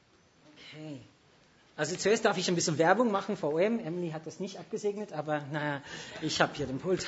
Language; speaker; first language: German; non-native, fluent; English